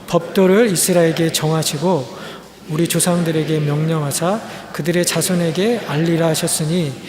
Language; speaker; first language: Korean; native; Korean